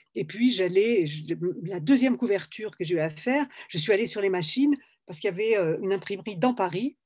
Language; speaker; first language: French; native; French